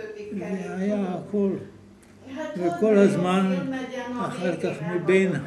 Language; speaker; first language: Hebrew; non-native, fluent; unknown